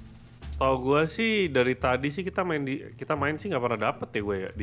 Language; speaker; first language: Indonesian; native; Indonesian